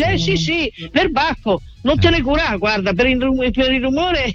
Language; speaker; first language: Italian; native; Italian